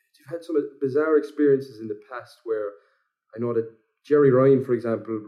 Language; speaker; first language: English; native; English